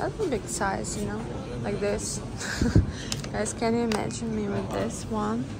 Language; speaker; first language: English; non-native, learner; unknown